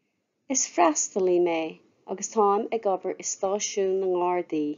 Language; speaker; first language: Irish; non-native, local second language; English